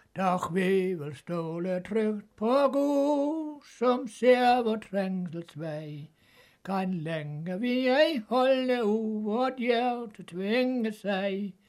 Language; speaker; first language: Danish; native; Danish